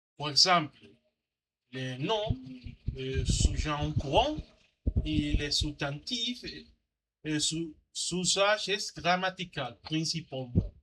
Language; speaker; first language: French; non-native, learner; Spanish